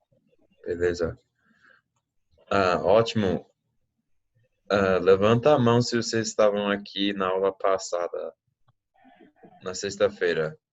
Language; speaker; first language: Portuguese; non-native, fluent; English